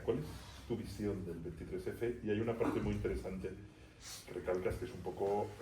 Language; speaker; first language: Spanish; native; Spanish